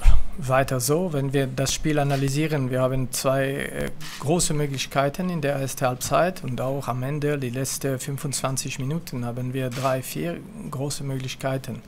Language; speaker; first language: German; non-native, fluent; French